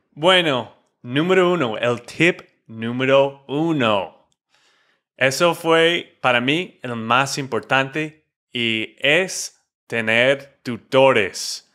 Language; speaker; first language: Spanish; non-native, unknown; English